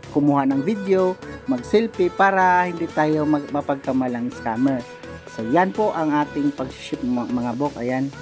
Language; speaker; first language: Filipino; non-native, local second language; Waray